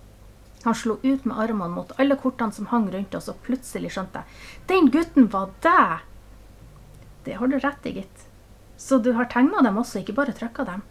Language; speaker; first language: Norwegian; native; Norwegian